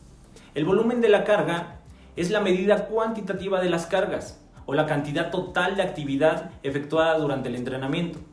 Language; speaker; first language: Spanish; native; Spanish